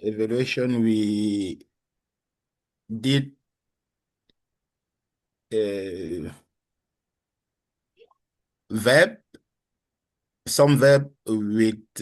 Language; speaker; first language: English; non-native, learner; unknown